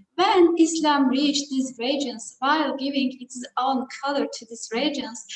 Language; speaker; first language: English; non-native, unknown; Turkish